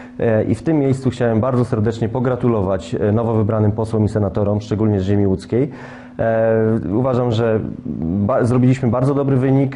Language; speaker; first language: Polish; native; Polish